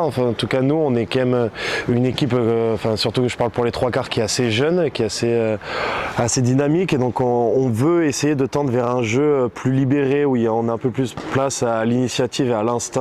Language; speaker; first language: French; native; French